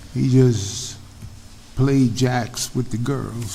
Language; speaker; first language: English; native; English